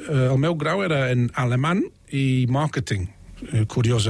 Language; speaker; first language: Catalan; non-native, fluent; English